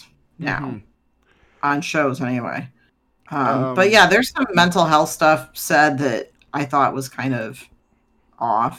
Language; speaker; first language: English; native; English